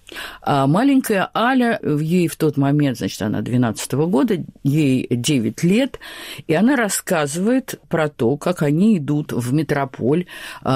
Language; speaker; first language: Russian; native; Russian